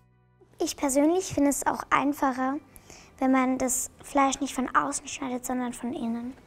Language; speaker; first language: German; native; German